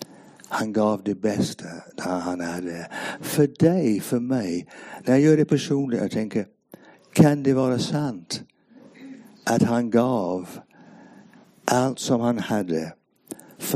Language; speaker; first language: Swedish; non-native, fluent; English